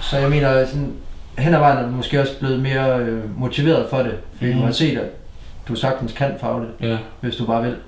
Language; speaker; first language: Danish; native; Danish